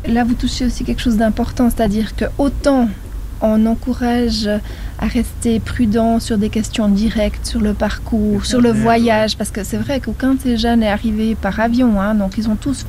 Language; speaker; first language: French; native; French